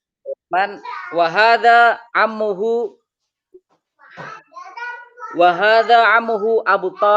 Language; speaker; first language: Arabic; non-native, learner; Indonesian